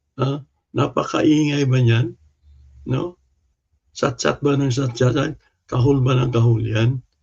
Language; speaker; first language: Filipino; non-native, local second language; Cebuano